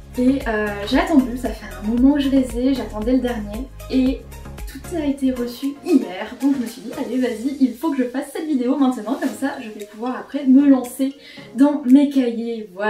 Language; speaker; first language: French; native; French